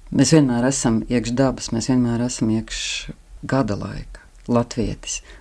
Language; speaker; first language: Latvian; native; Latvian